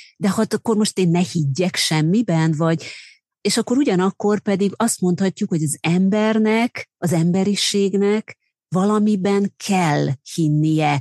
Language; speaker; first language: Hungarian; native; Hungarian